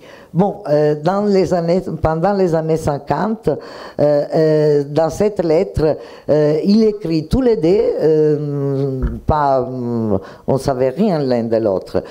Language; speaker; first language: French; non-native, fluent; Italian